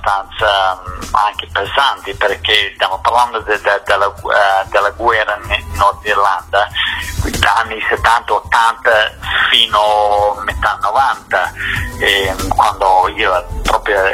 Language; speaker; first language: Italian; non-native, fluent; English